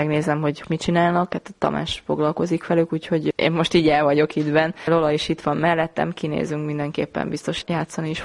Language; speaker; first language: Hungarian; native; Hungarian